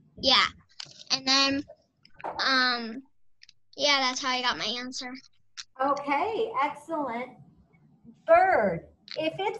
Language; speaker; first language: English; native; English